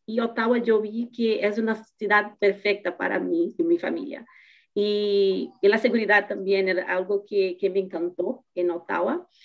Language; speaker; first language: Spanish; non-native, fluent; Portuguese